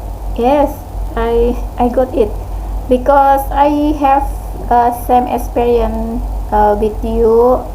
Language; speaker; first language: English; non-native, learner; Indonesian